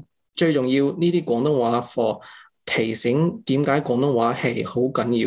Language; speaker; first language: Cantonese; early bilingual, heritage; English